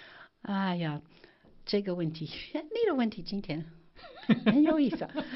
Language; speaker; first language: Chinese; non-native, fluent; English